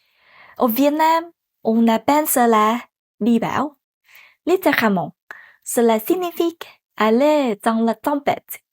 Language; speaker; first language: French; non-native, fluent; Vietnamese